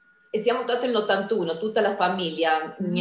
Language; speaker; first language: Italian; non-native, fluent; Spanish